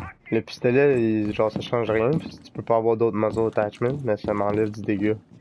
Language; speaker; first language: French; native; French